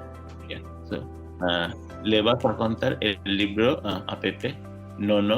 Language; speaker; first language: Spanish; non-native, learner; English